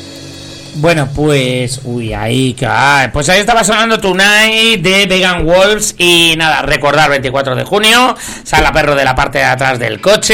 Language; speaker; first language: Spanish; native; Spanish